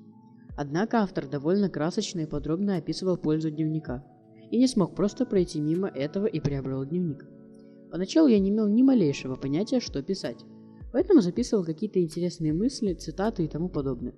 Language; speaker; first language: Russian; native; Russian